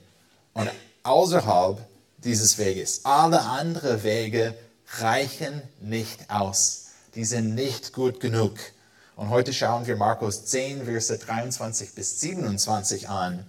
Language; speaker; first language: German; non-native, fluent; English